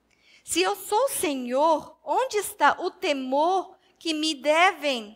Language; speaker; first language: Portuguese; non-native, fluent; English